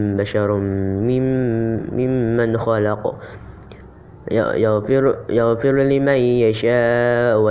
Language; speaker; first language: Arabic; non-native, learner; Indonesian